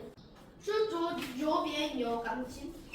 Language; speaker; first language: Chinese; non-native, learner; English